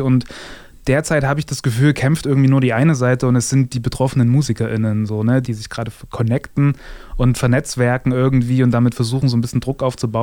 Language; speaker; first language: German; native; German